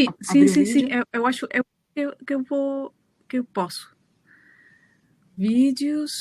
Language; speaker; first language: Portuguese; non-native, fluent; Spanish